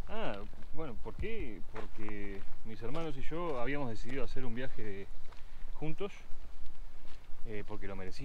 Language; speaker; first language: Spanish; native; Spanish